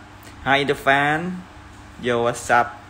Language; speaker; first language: English; non-native, learner; Thai